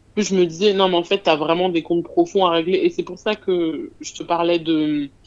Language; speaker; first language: French; native; French